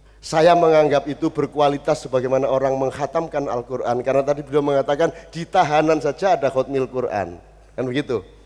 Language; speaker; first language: Indonesian; non-native, local second language; Javanese